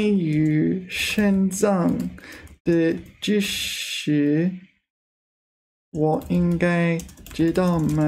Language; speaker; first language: Chinese; non-native, learner; English